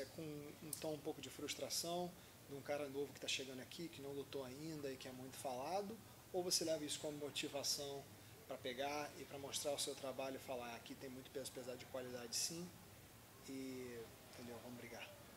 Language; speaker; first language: Portuguese; native; Portuguese